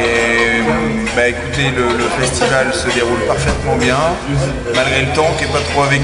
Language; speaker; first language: French; native; French